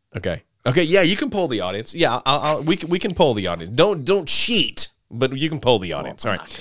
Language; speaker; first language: English; native; English